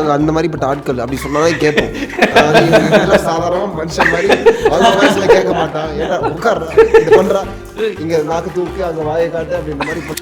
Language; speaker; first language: Tamil; native; Tamil